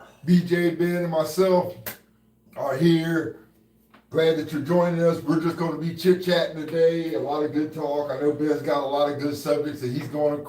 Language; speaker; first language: English; native; English